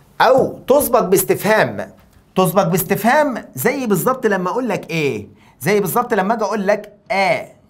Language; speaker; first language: Arabic; native; Arabic